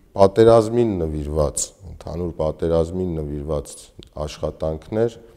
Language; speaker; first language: Armenian; native; Armenian